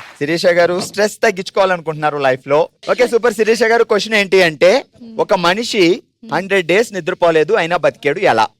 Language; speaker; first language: Telugu; native; Telugu